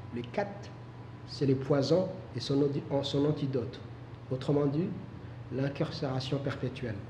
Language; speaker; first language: French; non-native, local second language; Somali